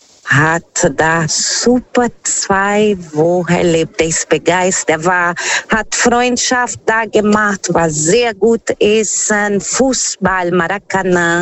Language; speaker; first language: German; non-native, fluent; Portuguese